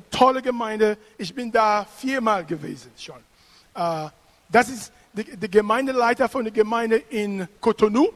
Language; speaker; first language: German; non-native, fluent; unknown